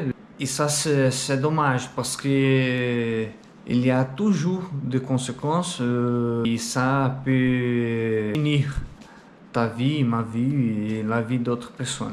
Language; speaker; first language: French; non-native, learner; Portuguese